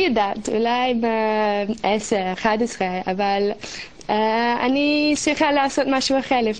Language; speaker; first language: Hebrew; non-native, learner; English